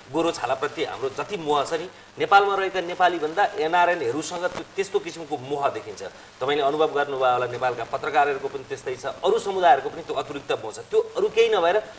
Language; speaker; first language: Nepali; native; Nepali